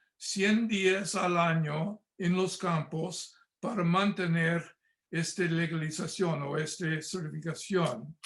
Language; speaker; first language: Spanish; non-native, fluent; English